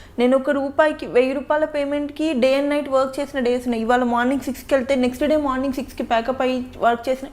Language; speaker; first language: Telugu; native; Telugu